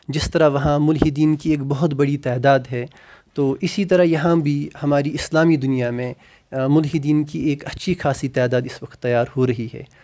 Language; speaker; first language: Urdu; non-native, local second language; Kashmiri